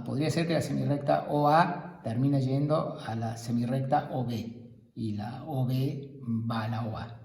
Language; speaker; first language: Spanish; native; Spanish